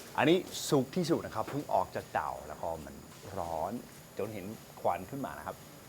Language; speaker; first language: Thai; non-native, fluent; English